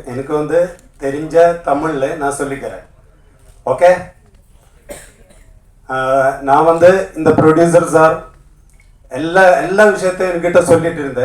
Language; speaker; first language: Tamil; non-native, learner; Malayalam